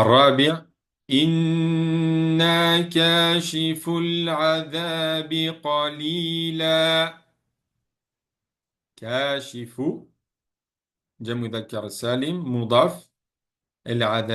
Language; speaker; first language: Arabic; non-native, fluent; French